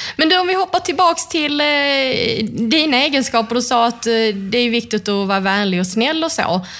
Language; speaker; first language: Swedish; native; Swedish